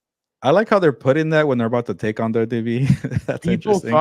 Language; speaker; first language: English; native; English